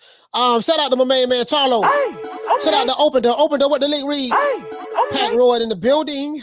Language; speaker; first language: English; native; English